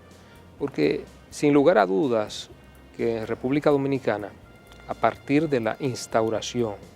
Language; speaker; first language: Spanish; native; Spanish